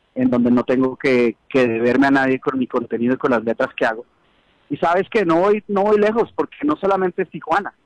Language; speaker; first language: Spanish; native; Spanish